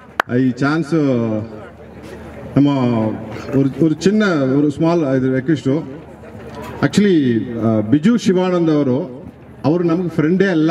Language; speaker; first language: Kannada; non-native, learner; Tamil